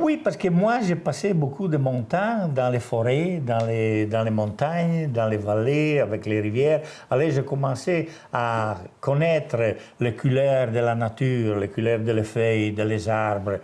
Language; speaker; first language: French; non-native, fluent; Italian